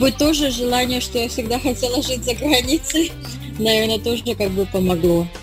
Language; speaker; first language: Russian; native; Russian